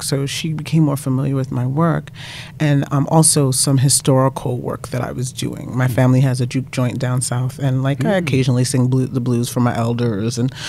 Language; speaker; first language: English; native; English